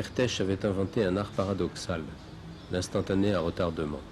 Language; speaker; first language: French; native; French